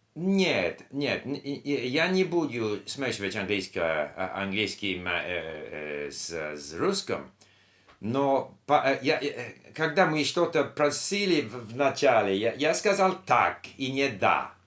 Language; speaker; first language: Russian; non-native, learner; English